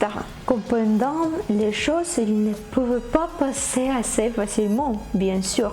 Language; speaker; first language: French; non-native, fluent; Ukrainian